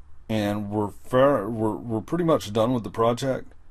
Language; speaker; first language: English; native; English